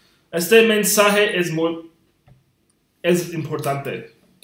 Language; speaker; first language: Spanish; non-native, learner; English